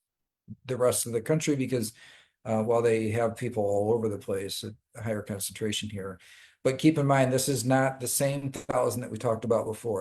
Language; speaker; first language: English; native; English